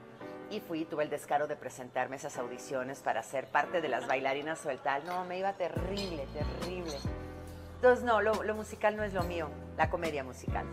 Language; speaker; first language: Spanish; early bilingual, other home language; Romanian